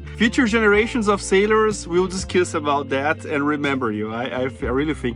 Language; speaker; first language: English; non-native, fluent; Portuguese